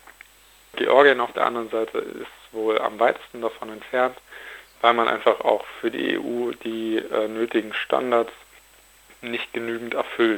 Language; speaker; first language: German; native; German